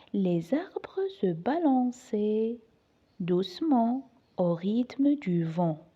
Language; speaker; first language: French; non-native, local second language; Arabic